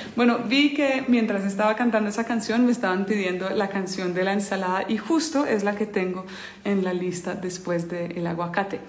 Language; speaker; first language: Spanish; early bilingual, heritage; Spanish